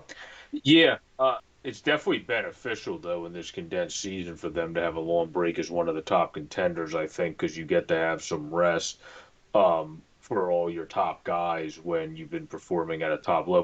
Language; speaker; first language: English; native; English